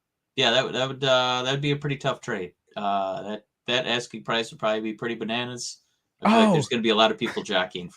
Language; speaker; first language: English; native; English